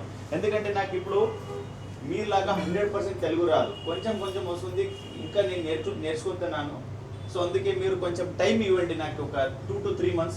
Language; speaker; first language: Telugu; non-native, learner; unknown